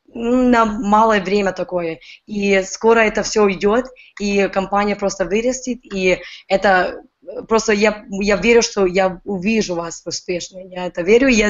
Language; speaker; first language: Russian; early bilingual, heritage; Russian